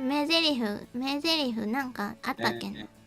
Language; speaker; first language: Japanese; native; Japanese